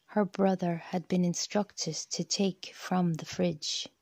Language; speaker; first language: English; native; English